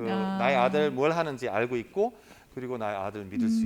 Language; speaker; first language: Korean; non-native, fluent; German